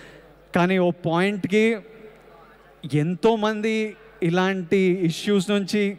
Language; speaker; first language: Telugu; native; Telugu